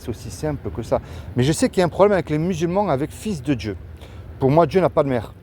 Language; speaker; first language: French; native; French